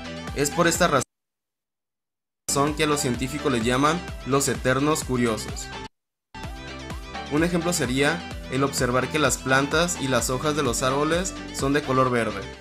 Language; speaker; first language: Spanish; native; Spanish